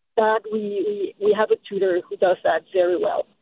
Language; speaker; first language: English; non-native, fluent; French